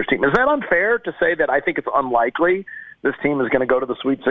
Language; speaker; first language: English; native; English